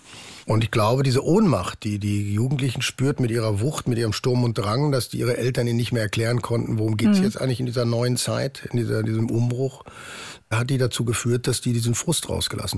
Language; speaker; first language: German; native; German